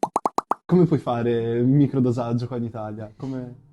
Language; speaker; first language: Italian; native; Italian